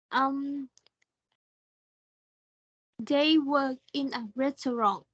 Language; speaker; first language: English; non-native, learner; Thai